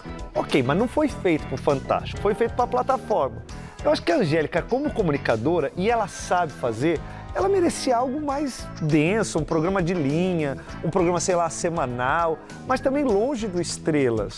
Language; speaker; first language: Portuguese; native; Portuguese